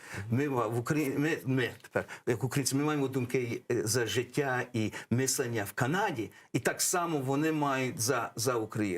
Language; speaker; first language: Ukrainian; early bilingual, heritage; English